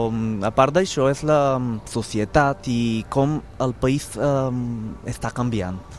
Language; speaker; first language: Catalan; non-native, fluent; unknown